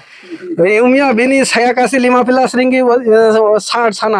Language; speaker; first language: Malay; non-native, learner; Bangla